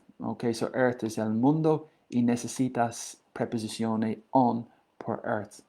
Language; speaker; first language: Spanish; non-native, learner; English